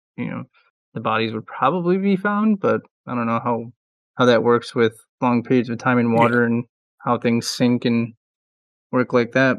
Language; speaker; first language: English; native; English